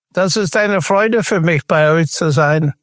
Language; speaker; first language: German; non-native, fluent; English